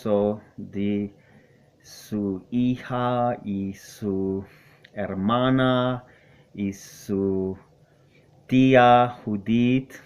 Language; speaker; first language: Spanish; non-native, learner; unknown